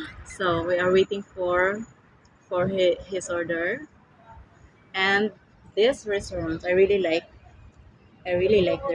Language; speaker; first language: English; non-native, learner; Filipino